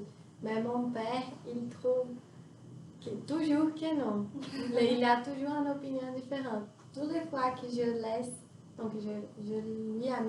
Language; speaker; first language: French; non-native, fluent; Portuguese